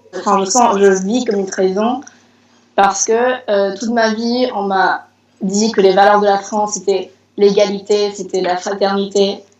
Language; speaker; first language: French; non-native, fluent; Spanish